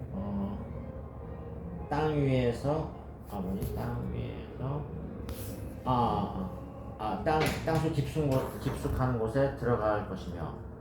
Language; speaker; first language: Korean; native; Korean